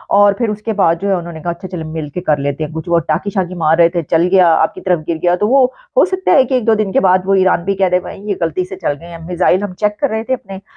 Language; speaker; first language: Urdu; native; Urdu